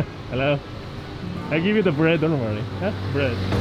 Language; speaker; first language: English; non-native, learner; Korean